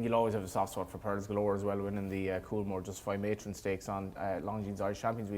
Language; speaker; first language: English; native; English